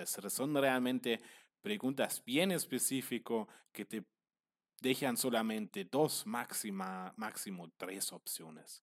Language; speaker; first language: Spanish; non-native, fluent; German